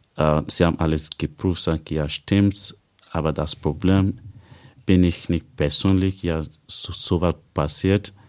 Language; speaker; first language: German; non-native, learner; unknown